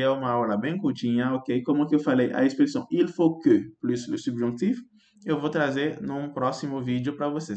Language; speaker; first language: Portuguese; non-native, fluent; French